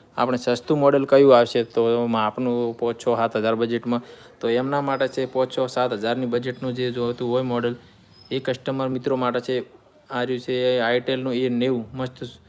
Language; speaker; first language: Gujarati; native; Gujarati